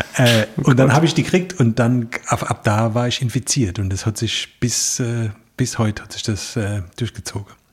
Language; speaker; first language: German; native; German